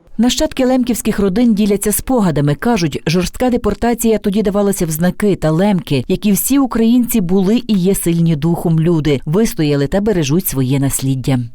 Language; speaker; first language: Ukrainian; native; Ukrainian